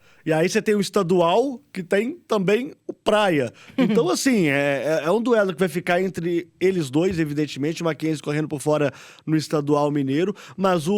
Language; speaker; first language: Portuguese; native; Portuguese